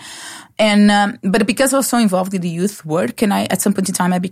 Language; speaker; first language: English; non-native, fluent; Portuguese